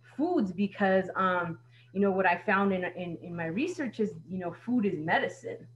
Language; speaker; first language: English; native; English